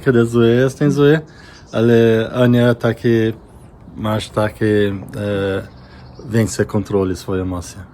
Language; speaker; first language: Polish; non-native, learner; Portuguese